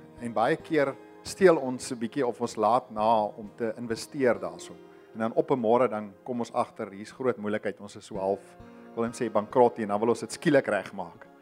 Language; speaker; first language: Afrikaans; native; Afrikaans